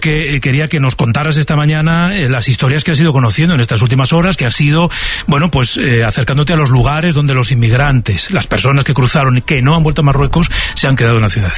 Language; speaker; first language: Spanish; native; Spanish